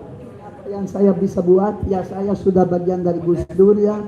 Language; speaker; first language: Indonesian; non-native, fluent; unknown